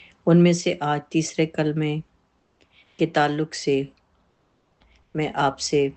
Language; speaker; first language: Urdu; native; Urdu